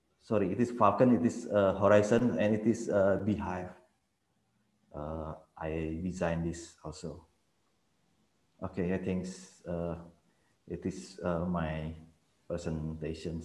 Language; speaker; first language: English; non-native, fluent; Indonesian